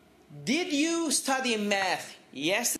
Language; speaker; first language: English; non-native, fluent; Turkish